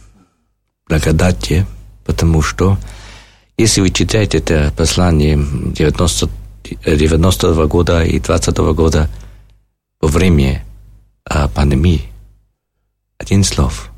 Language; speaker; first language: Russian; non-native, learner; German